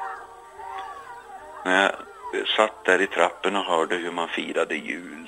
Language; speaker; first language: Swedish; native; Swedish